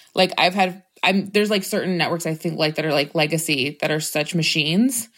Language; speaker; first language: English; native; English